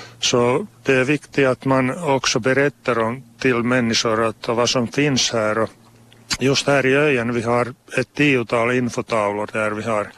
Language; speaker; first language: Swedish; non-native, local second language; Finnish